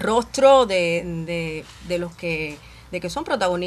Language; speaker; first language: Spanish; native; Spanish